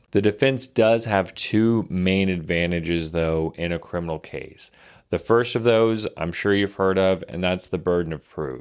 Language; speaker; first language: English; native; English